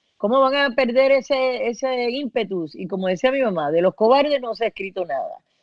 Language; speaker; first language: Spanish; early bilingual, heritage; Spanish